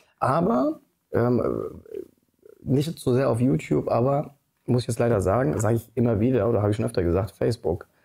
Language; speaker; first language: German; early bilingual, other home language; Polish